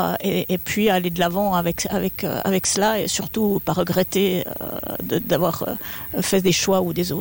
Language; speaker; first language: French; native; French